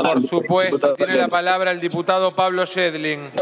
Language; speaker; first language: Spanish; native; Spanish